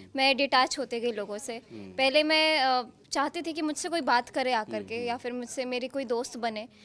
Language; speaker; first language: Hindi; non-native, local second language; Maithili